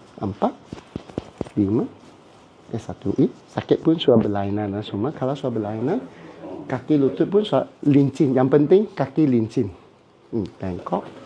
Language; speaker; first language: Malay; non-native, local second language; Cantonese